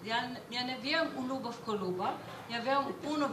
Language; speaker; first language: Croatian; non-native, learner; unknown